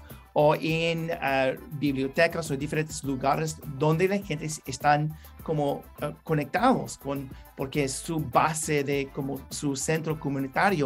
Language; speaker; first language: Spanish; non-native, learner; English